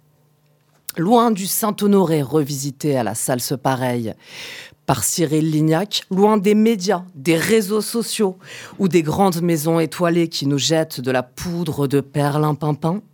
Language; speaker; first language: French; native; French